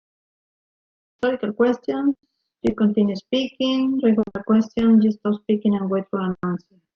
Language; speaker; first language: English; non-native, learner; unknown